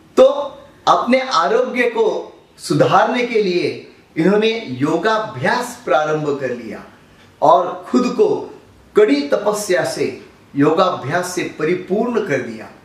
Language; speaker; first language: Hindi; non-native, local second language; Marathi